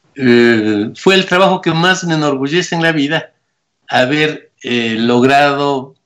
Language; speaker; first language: Spanish; native; Spanish